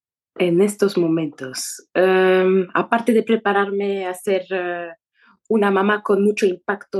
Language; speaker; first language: Spanish; non-native, fluent; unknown